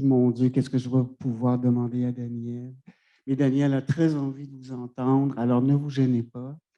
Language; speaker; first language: French; native; French